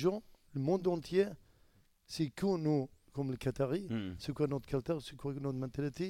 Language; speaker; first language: French; non-native, learner; Arabic